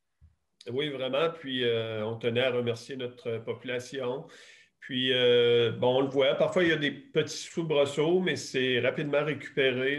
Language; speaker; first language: French; native; French